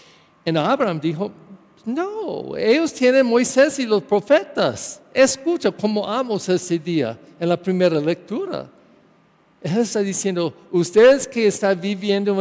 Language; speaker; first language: Spanish; non-native, learner; English